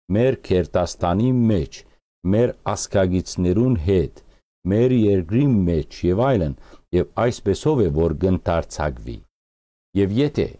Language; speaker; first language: Armenian; early bilingual, heritage; Armenian